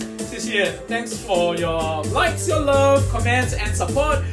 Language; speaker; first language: English; non-native, local second language; Chinese